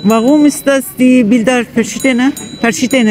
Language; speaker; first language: German; non-native, learner; Turkish